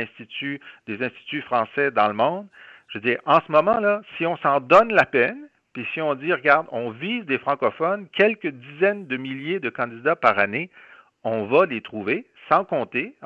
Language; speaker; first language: French; native; French